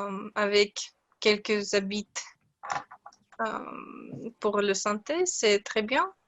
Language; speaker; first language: French; non-native, learner; Russian